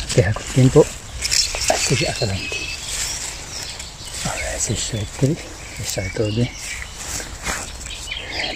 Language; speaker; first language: Spanish; non-native, learner; Chinese